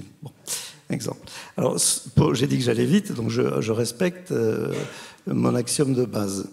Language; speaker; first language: French; native; French